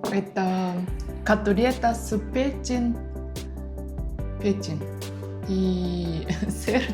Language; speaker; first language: Russian; non-native, learner; Japanese